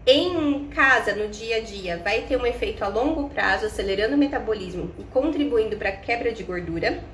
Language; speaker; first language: Portuguese; native; Portuguese